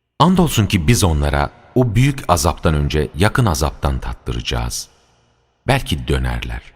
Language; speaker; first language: Turkish; native; Turkish